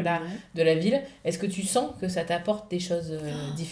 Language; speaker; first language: French; native; French